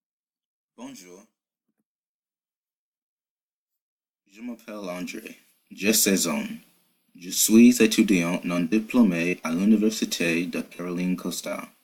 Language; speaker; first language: French; non-native, learner; English